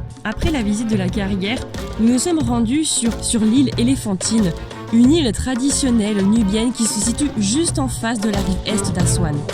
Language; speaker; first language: French; native; French